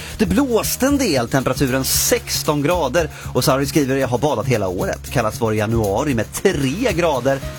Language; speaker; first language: Swedish; native; Swedish